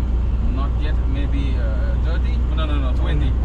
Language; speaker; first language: English; non-native, learner; Thai